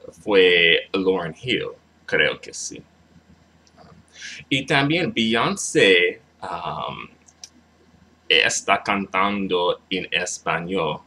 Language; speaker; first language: Spanish; non-native, learner; English